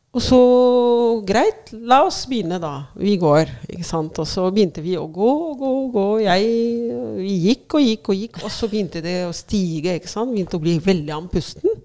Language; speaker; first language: Norwegian; non-native, fluent; Arabic